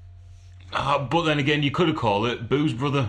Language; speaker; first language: English; native; English